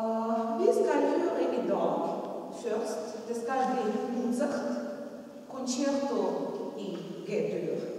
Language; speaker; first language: Norwegian; non-native, learner; Russian